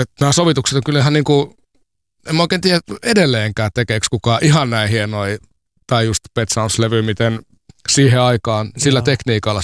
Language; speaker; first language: Finnish; native; Finnish